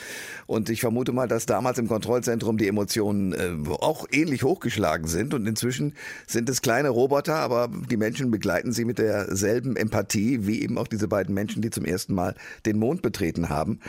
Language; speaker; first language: German; native; German